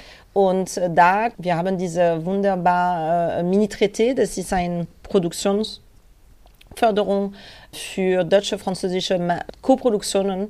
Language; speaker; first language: German; non-native, fluent; French